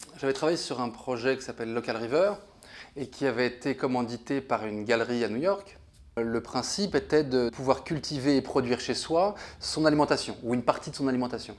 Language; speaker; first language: French; native; French